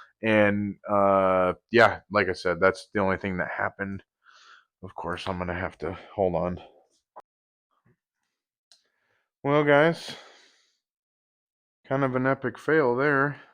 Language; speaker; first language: English; native; English